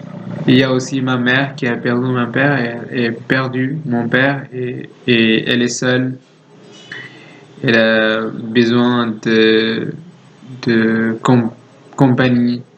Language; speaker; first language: French; non-native, learner; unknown